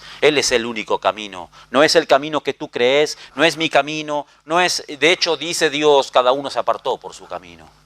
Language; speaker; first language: Spanish; native; Spanish